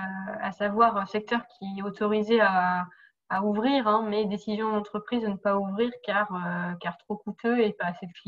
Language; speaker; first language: French; native; French